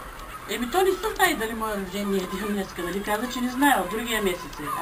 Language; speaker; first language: Bulgarian; native; Bulgarian